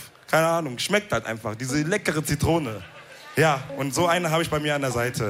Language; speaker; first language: German; early bilingual, other home language; Wolof